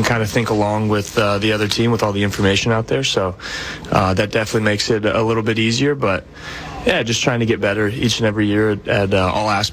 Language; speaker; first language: English; native; English